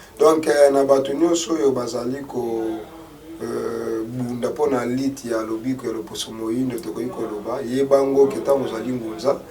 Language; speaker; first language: Lingala; non-native, local second language; Kongo